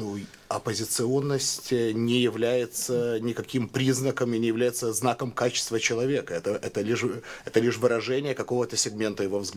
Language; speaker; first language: Russian; native; Russian